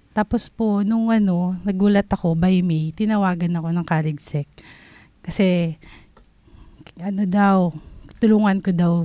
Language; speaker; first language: Filipino; native; Filipino